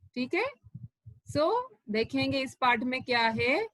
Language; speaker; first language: Hindi; non-native, local second language; Malayalam